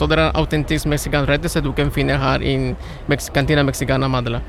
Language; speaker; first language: Norwegian; non-native, learner; Spanish